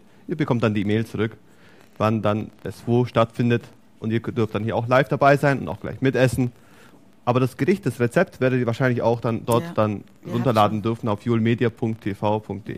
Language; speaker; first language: German; native; German